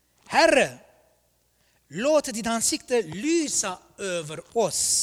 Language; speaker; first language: Swedish; non-native, fluent; Armenian